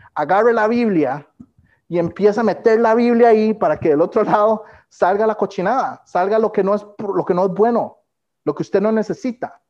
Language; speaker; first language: Spanish; native; Spanish